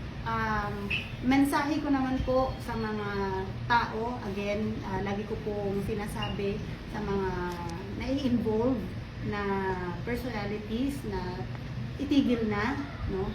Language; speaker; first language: Filipino; non-native, local second language; Aklanon